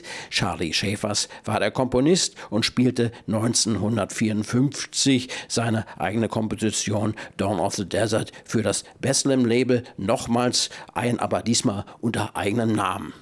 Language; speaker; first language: German; native; German